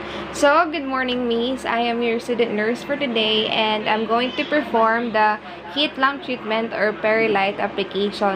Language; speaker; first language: English; non-native, local second language; Filipino